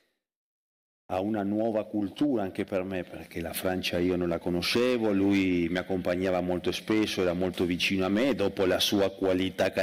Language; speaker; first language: Italian; non-native, fluent; Spanish